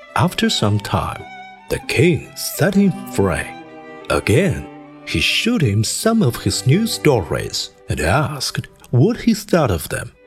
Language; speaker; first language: English; non-native, fluent; Chinese